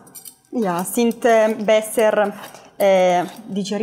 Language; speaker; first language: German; non-native, fluent; Italian